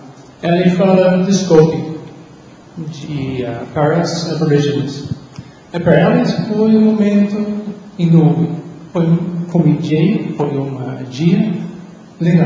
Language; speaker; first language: Portuguese; non-native, learner; English